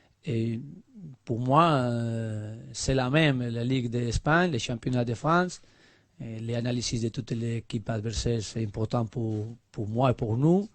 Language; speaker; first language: French; non-native, learner; Spanish